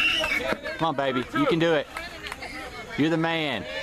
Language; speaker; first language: English; native; English